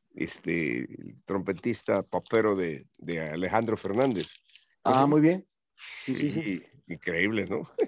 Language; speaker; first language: Spanish; native; Spanish